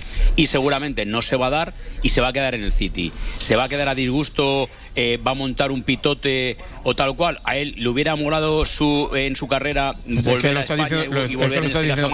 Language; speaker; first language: Spanish; native; Spanish